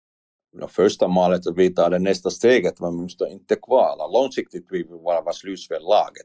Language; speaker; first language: Swedish; non-native, learner; Finnish